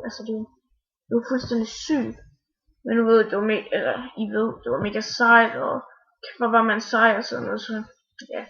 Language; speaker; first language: Danish; native; Danish